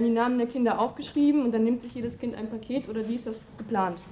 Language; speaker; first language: German; native; German